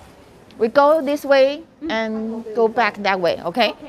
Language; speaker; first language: English; non-native, learner; Chinese